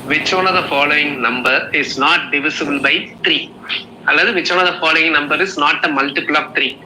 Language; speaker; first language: English; non-native, local second language; Tamil